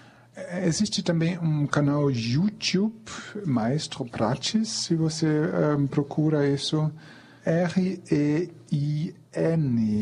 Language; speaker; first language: Portuguese; non-native, fluent; German